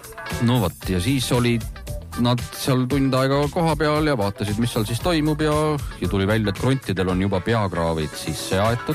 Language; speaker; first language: Estonian; native; Estonian